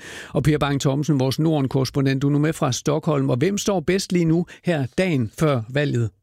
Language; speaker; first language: Danish; native; Danish